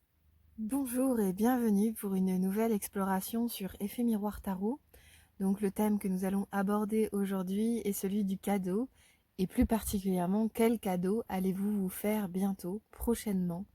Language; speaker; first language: French; native; French